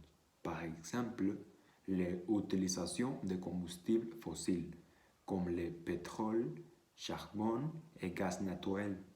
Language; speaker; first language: French; non-native, learner; Spanish